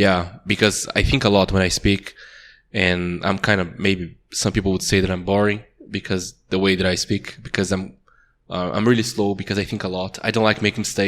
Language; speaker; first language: English; non-native, fluent; Portuguese